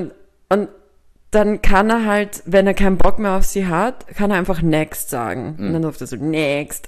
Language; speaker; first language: German; native; German